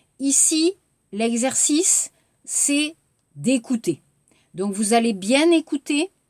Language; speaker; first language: French; native; French